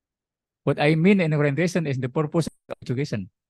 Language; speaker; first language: English; non-native, learner; Indonesian